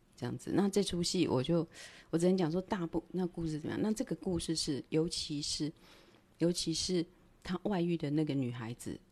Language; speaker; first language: Chinese; non-native, local second language; Min Nan Chinese